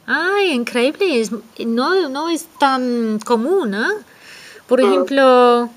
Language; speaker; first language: Spanish; non-native, fluent; English